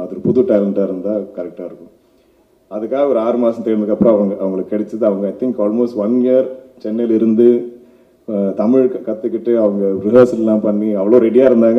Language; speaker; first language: Tamil; non-native, local second language; Malayalam